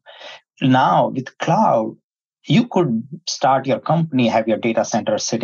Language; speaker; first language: English; non-native, local second language; Hindi